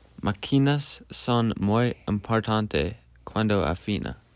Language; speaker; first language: Spanish; non-native, learner; English